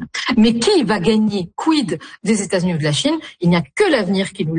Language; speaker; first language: French; native; French